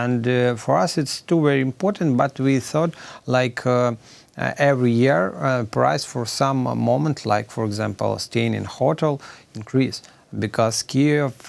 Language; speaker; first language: English; non-native, learner; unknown